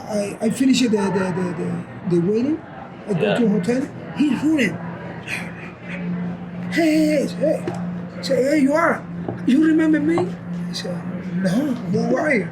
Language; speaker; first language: English; non-native, learner; Spanish